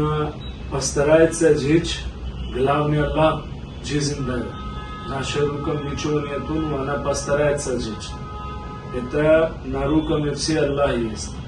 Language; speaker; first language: Russian; non-native, learner; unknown